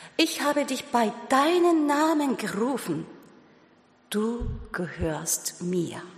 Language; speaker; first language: German; non-native, learner; Japanese